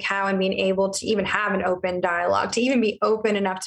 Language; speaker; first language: English; native; English